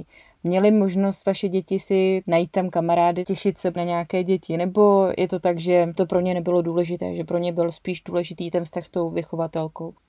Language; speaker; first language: Czech; native; Czech